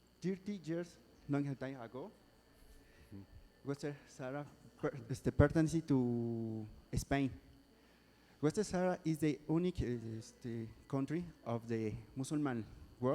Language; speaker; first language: English; non-native, learner; Spanish